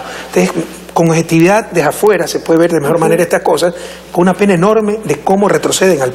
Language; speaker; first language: Spanish; native; Spanish